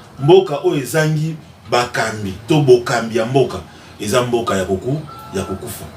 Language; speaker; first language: Lingala; non-native, local second language; Kongo